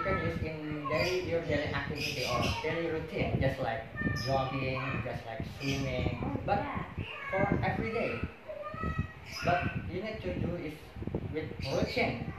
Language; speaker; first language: English; non-native, learner; Indonesian